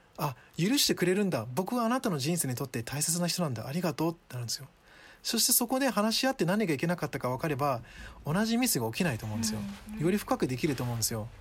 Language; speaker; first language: Japanese; early bilingual, other home language; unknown